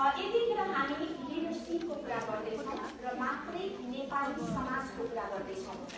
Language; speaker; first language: Nepali; early bilingual, heritage; Nepali